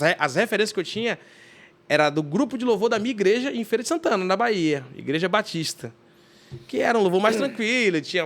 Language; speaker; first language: Portuguese; native; Portuguese